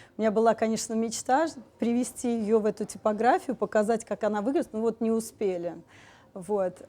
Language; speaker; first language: Russian; native; Russian